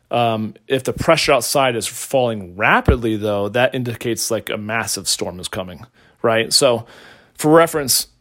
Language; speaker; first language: English; native; English